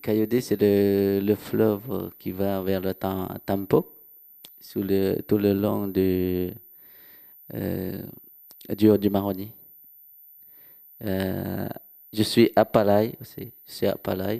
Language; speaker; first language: French; non-native, local second language; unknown